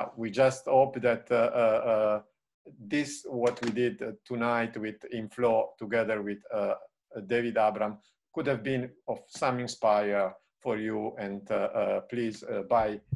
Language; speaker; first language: English; non-native, fluent; Italian